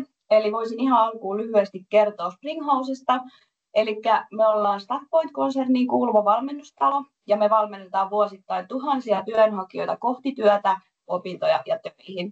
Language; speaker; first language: Finnish; native; Finnish